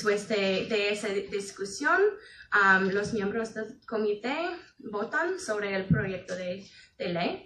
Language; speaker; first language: Spanish; non-native, fluent; English